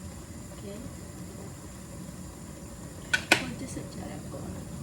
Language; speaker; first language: Italian; non-native, learner; Filipino